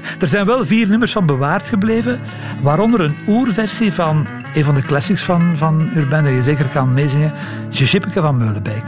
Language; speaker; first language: Dutch; native; Dutch